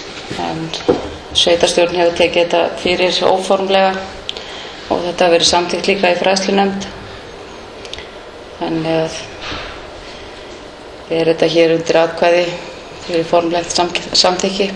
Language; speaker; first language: Icelandic; native; Icelandic